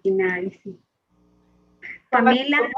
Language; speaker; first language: English; non-native, learner; Spanish